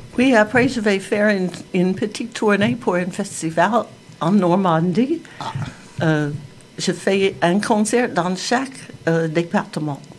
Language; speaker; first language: French; non-native, fluent; English